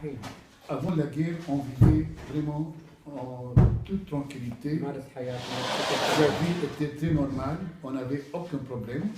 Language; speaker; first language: French; non-native, fluent; Arabic